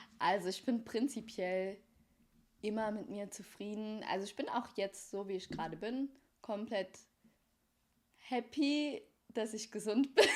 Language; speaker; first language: German; early bilingual, other home language; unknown